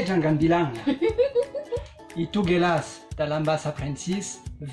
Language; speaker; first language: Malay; non-native, fluent; French